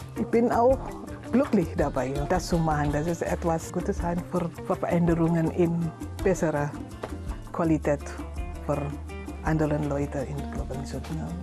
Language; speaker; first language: German; non-native, learner; Indonesian